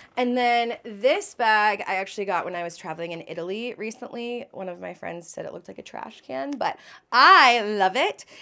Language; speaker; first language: English; native; English